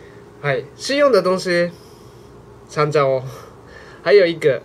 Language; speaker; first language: Chinese; non-native, learner; Japanese